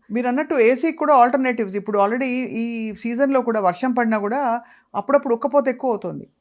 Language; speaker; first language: Telugu; native; Telugu